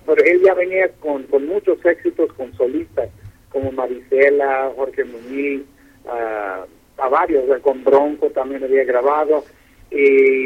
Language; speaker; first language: Spanish; early bilingual, heritage; Spanish